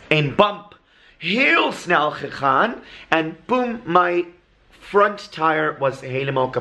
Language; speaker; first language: Dutch; non-native, learner; English